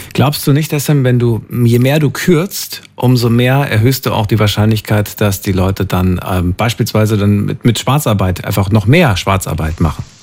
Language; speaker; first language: German; native; German